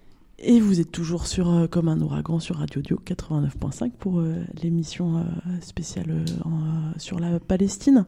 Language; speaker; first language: French; native; French